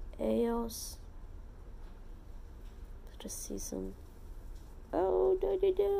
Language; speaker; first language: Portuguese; non-native, learner; English